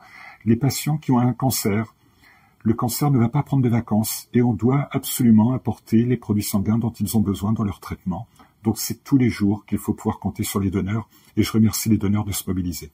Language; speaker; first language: French; native; French